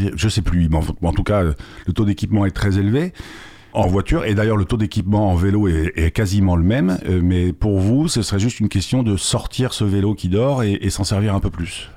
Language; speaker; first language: French; non-native, fluent; Dutch